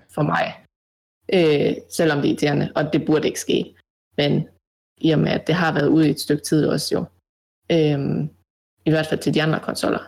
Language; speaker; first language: Danish; native; Danish